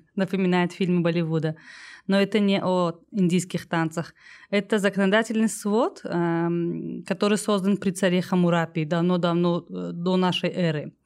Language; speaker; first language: Russian; non-native, local second language; Tajik